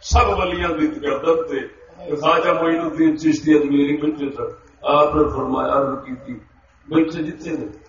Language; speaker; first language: Urdu; non-native, local second language; Punjabi